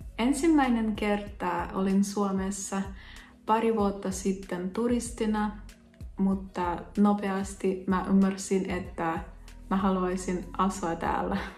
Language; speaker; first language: Finnish; non-native, learner; Russian